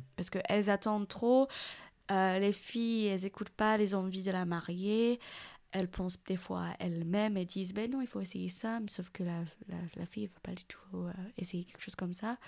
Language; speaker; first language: French; non-native, fluent; English